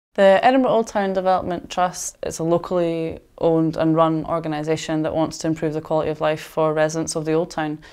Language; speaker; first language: English; native; English